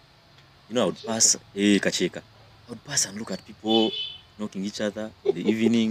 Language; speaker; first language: English; non-native, local second language; Nyankole